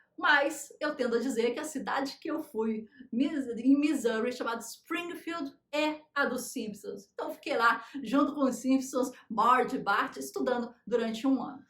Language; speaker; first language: Portuguese; native; Portuguese